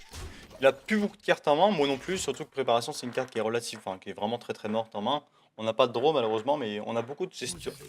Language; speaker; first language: French; native; French